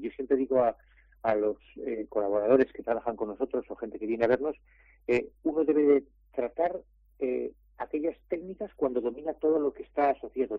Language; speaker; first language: Spanish; native; Spanish